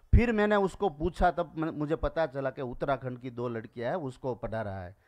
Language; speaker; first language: Hindi; non-native, local second language; Gujarati